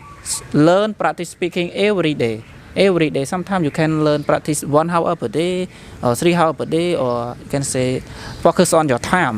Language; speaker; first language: English; non-native, learner; Khmer